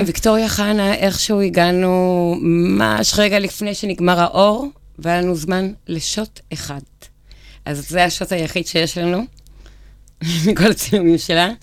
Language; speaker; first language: Hebrew; native; Hebrew